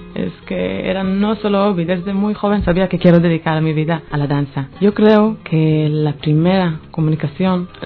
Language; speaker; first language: Spanish; non-native, fluent; Hebrew